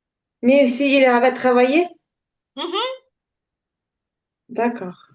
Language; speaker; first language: French; non-native, learner; Ukrainian